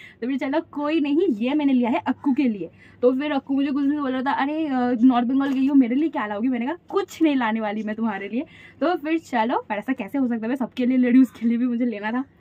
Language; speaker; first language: Hindi; non-native, local second language; Bangla